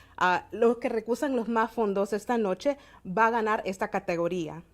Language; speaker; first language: Spanish; early bilingual, heritage; Spanish